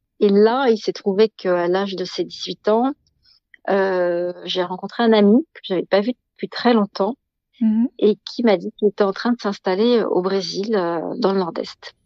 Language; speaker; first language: French; native; French